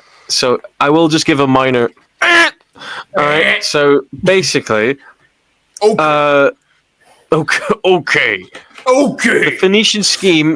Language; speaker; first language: English; native; English